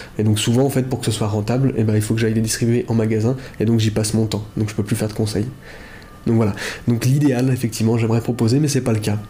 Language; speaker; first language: French; native; French